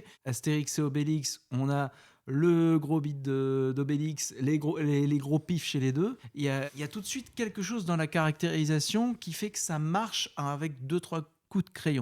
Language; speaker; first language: French; native; French